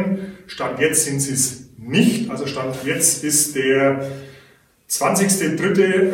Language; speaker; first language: German; native; German